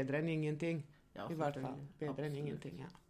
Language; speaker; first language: Norwegian; non-native, fluent; Albanian